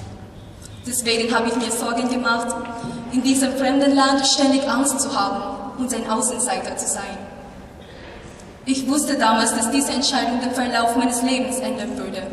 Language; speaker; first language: German; non-native, fluent; Filipino